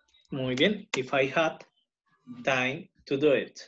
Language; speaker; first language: English; non-native, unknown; Spanish